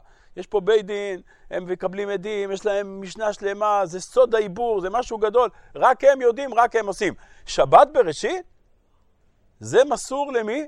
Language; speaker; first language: Hebrew; native; Hebrew